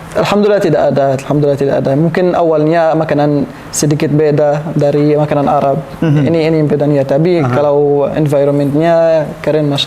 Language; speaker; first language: Indonesian; non-native, learner; Arabic